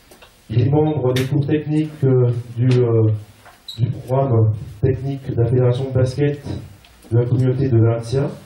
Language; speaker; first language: French; native; French